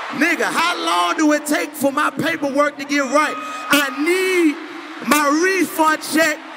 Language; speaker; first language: English; native; English